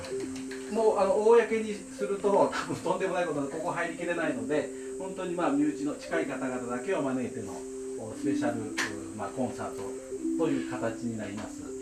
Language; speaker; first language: Japanese; native; Japanese